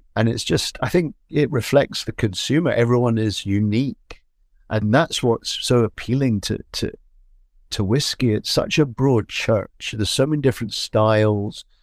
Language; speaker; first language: English; native; English